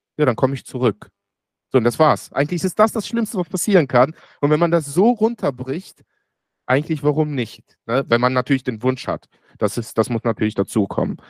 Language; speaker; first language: German; native; German